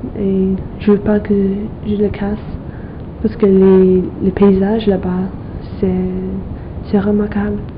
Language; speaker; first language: French; non-native, fluent; English